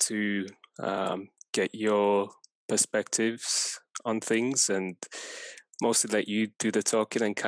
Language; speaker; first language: English; non-native, fluent; Persian